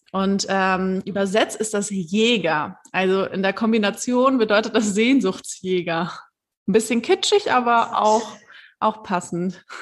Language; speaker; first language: German; early bilingual, other home language; Turkish